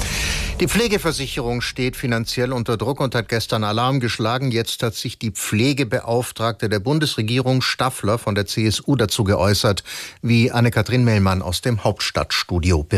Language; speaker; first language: German; native; German